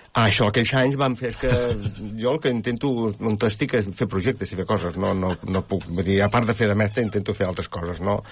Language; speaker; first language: Catalan; native; Catalan